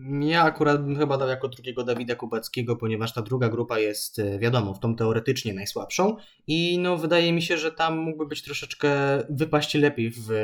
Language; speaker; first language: Polish; native; Polish